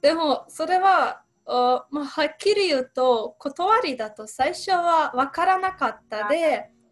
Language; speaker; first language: Japanese; non-native, fluent; Russian